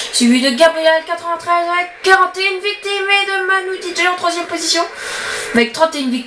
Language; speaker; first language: French; native; French